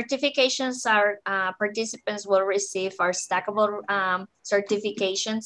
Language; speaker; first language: English; non-native, fluent; Spanish